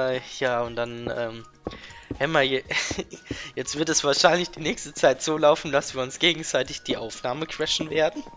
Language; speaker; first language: German; native; German